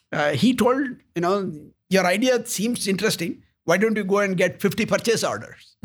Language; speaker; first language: English; non-native, local second language; Kannada